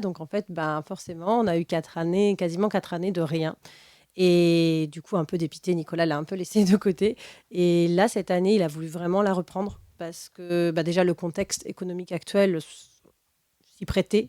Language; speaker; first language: French; native; French